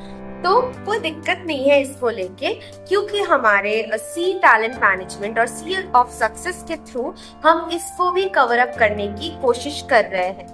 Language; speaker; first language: Hindi; non-native, local second language; Bangla